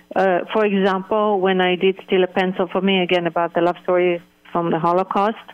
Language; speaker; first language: English; early bilingual, other home language; Hebrew